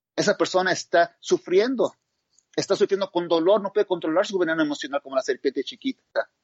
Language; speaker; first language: Spanish; native; Spanish